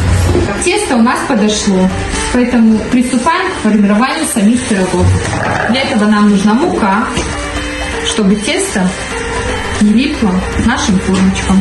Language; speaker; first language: Russian; native; Russian